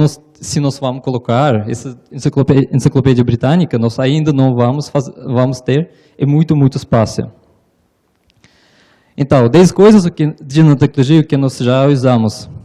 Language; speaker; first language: Portuguese; non-native, learner; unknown